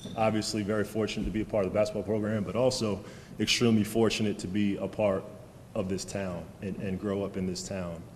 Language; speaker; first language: English; native; English